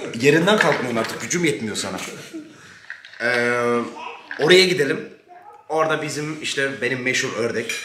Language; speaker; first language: Turkish; native; Turkish